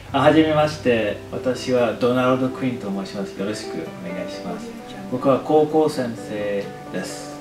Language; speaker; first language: Japanese; non-native, fluent; English